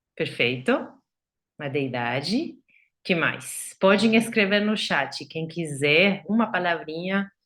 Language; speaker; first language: Portuguese; non-native, fluent; Spanish